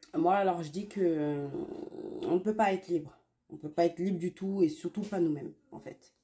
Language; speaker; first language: French; native; French